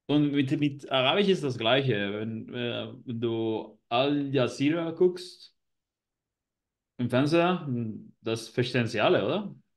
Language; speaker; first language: German; non-native, learner; Spanish